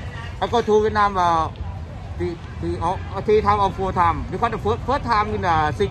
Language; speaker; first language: English; non-native, learner; Thai